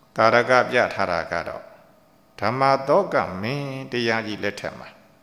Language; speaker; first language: Burmese; native; Burmese